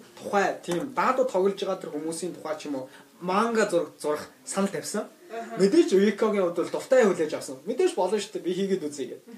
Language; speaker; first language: Mongolian; native; Mongolian